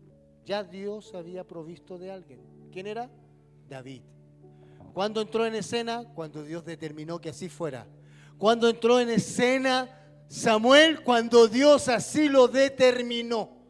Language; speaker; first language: Spanish; native; Spanish